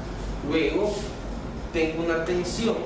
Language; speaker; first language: Spanish; native; Spanish